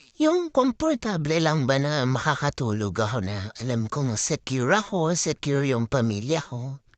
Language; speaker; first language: Filipino; native; Filipino